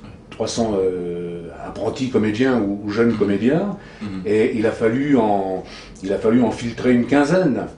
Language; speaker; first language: French; native; French